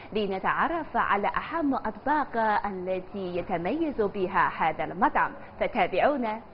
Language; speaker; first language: Arabic; non-native, fluent; Chinese